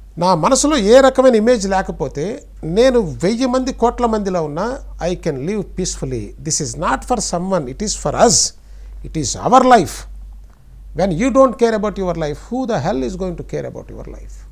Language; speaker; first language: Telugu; native; Telugu